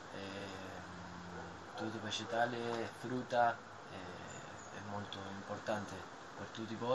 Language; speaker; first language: Italian; non-native, learner; Spanish